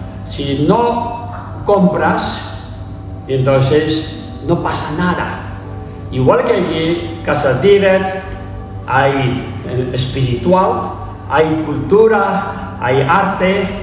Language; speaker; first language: Spanish; non-native, learner; Tibetan